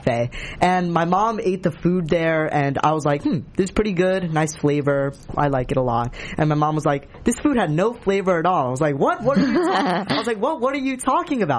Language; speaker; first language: English; native; English